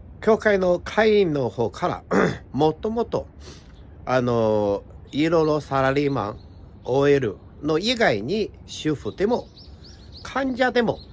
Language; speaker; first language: Japanese; non-native, fluent; Chinese